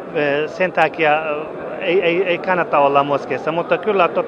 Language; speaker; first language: Finnish; non-native, learner; Kurdish